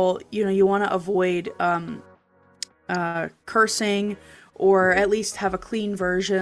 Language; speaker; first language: English; native; English